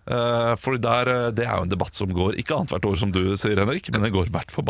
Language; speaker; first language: Norwegian; native; Norwegian